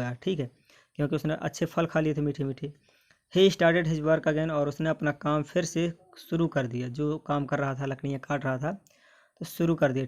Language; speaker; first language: Hindi; native; Hindi